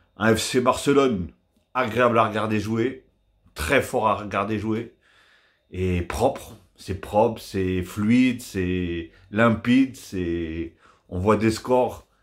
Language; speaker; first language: French; native; French